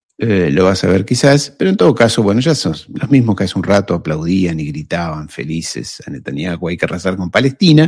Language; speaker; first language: Spanish; native; Spanish